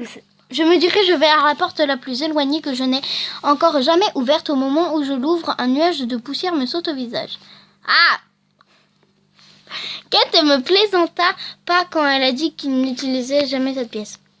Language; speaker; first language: French; native; French